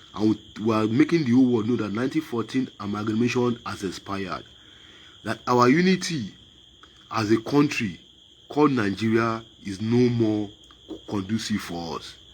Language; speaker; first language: English; non-native, local second language; Yoruba